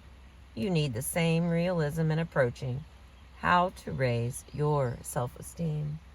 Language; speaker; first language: English; native; English